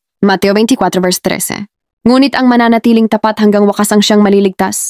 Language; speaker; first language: Filipino; native; Filipino